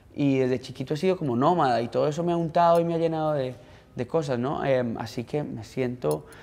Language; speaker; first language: Spanish; native; Spanish